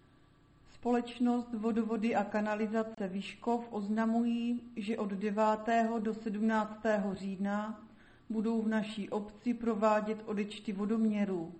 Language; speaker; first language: Czech; native; Czech